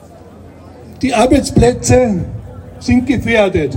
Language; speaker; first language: German; native; German